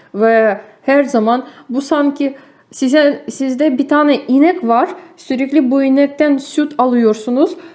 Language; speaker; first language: Turkish; non-native, fluent; Russian